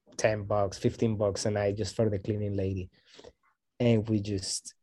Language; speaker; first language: English; non-native, fluent; Spanish